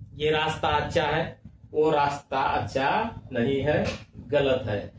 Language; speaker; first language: Hindi; non-native, local second language; Marathi